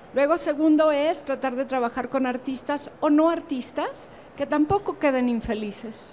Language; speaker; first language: Spanish; native; Spanish